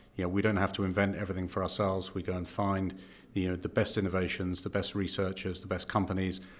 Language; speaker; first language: English; native; English